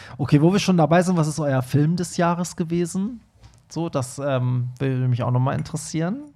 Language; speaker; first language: German; early bilingual, other home language; Persian